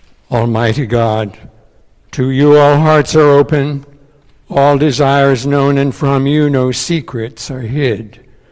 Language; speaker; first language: English; native; English